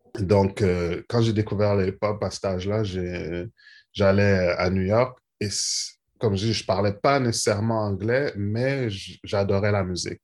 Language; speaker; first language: French; native; French